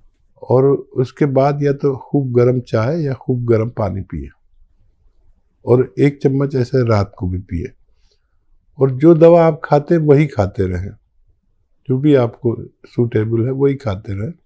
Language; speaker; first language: Hindi; native; Hindi